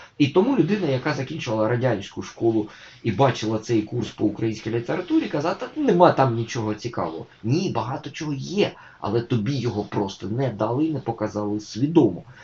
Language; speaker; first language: Ukrainian; native; Ukrainian